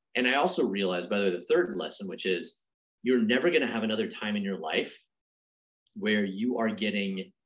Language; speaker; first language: English; native; English